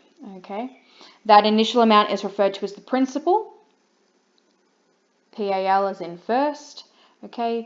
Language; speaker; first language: English; native; English